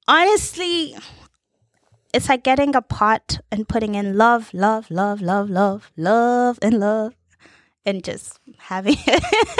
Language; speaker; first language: English; non-native, local second language; Ganda